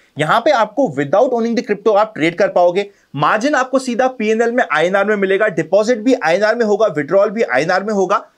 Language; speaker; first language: Hindi; native; Hindi